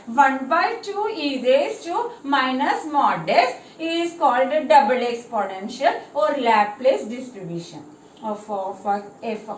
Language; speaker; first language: English; non-native, local second language; Malayalam